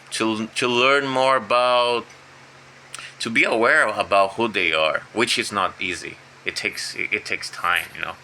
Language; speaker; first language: English; non-native, fluent; Portuguese